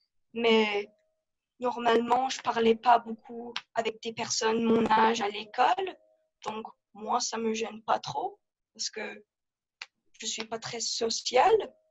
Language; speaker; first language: French; early bilingual, heritage; French